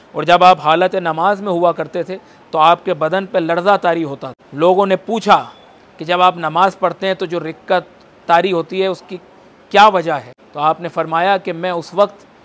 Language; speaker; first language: Hindi; native; Hindi